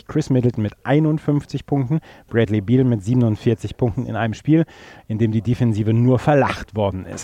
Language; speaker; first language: German; native; German